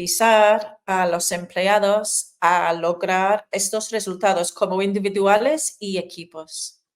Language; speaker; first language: Spanish; non-native, fluent; English